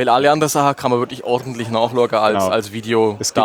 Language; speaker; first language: German; native; German